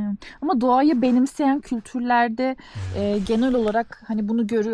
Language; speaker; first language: Turkish; native; Turkish